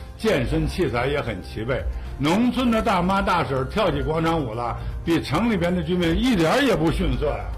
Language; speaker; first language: Chinese; native; Chinese